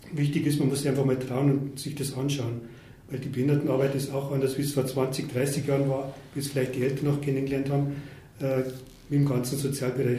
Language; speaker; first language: German; native; German